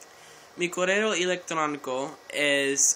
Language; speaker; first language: Spanish; non-native, learner; English